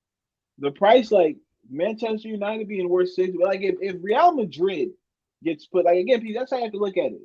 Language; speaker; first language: English; native; English